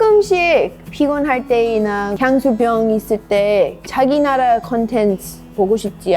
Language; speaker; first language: Korean; non-native, learner; English